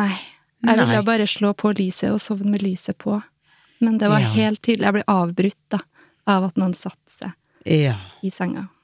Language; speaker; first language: Norwegian; native; Norwegian